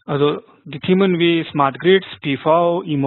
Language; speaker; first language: German; non-native, fluent; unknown